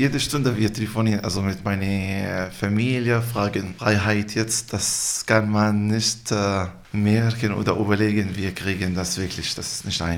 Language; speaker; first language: German; non-native, learner; Arabic